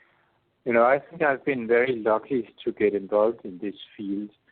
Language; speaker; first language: English; non-native, fluent; Danish